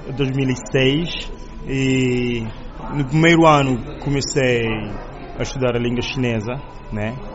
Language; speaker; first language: Portuguese; non-native, local second language; Kabuverdianu